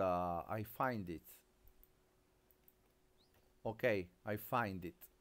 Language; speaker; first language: English; non-native, learner; Italian